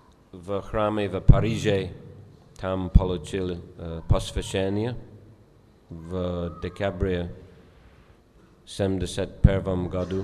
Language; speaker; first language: Russian; non-native, fluent; English